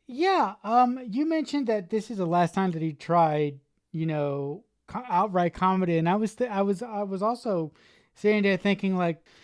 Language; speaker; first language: English; native; English